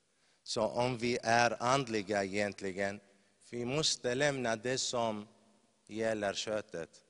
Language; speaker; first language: Swedish; non-native, fluent; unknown